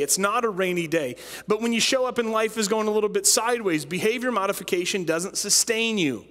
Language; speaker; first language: English; native; English